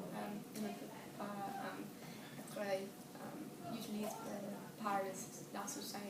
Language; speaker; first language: French; non-native, learner; English